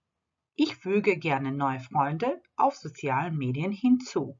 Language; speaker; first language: German; non-native, fluent; Croatian